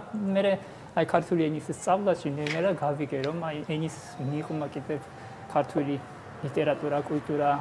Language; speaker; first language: Georgian; non-native, fluent; Japanese